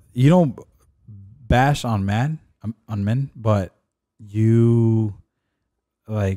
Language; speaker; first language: English; early bilingual, other home language; Spanish